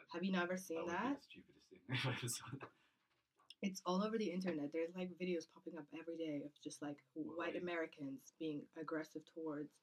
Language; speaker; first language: English; non-native, fluent; Kazakh